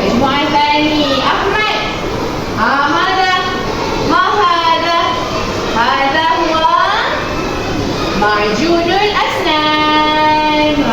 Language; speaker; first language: Arabic; non-native, learner; Malay